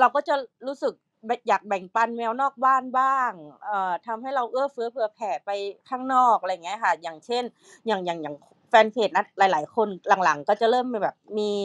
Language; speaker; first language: Thai; native; Thai